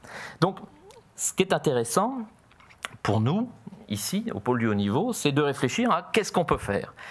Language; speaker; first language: French; native; French